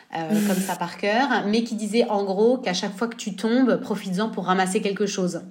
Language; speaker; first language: French; native; French